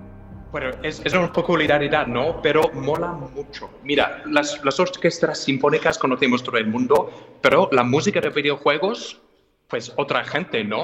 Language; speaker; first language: Spanish; non-native, fluent; English